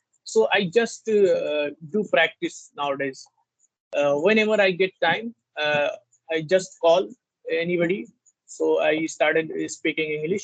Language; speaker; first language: English; non-native, learner; Hindi